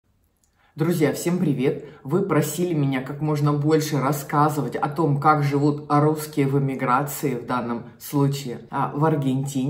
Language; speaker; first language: Russian; native; Russian